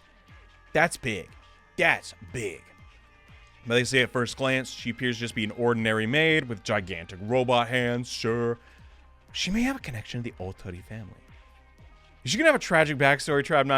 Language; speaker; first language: English; native; English